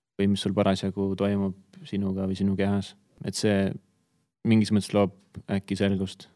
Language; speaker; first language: Estonian; native; Estonian